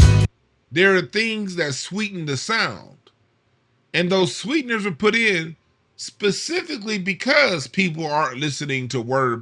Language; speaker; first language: English; native; English